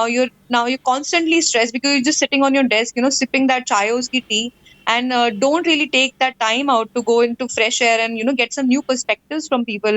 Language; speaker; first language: English; non-native, local second language; Hindi